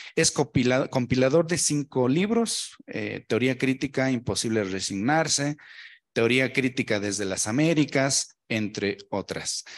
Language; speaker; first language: Spanish; native; Spanish